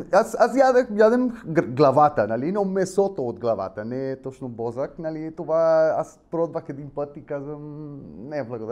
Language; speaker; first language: Bulgarian; non-native, learner; Spanish